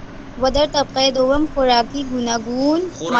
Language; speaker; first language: Persian; non-native, learner; Urdu